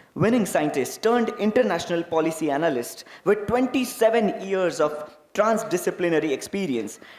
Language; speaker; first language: English; non-native, local second language; Marathi